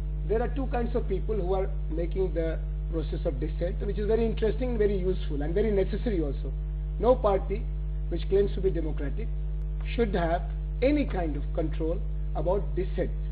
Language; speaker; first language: English; non-native, local second language; Hindi